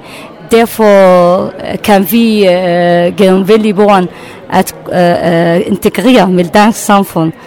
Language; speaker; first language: Danish; non-native, learner; Arabic